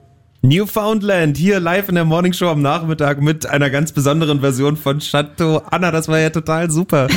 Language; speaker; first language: German; native; German